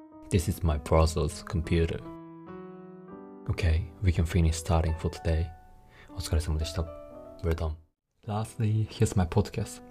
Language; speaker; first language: English; non-native, fluent; Japanese